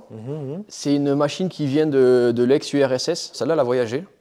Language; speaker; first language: French; native; French